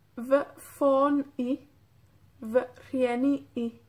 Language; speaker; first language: Spanish; non-native, fluent; Welsh